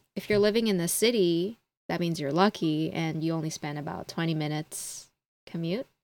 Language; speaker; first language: English; native; English